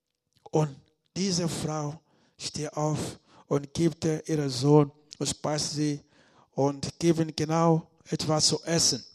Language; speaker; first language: German; non-native, learner; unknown